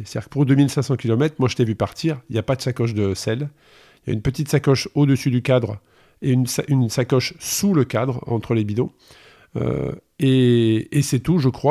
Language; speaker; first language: French; native; French